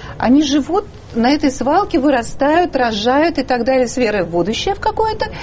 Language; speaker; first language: Russian; native; Russian